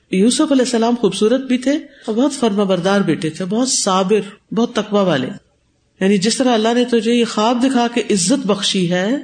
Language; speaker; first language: Urdu; non-native, local second language; Punjabi